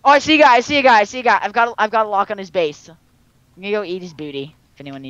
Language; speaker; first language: English; native; English